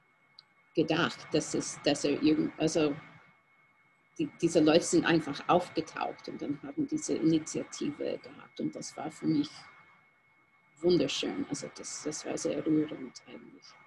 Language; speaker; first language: German; non-native, fluent; English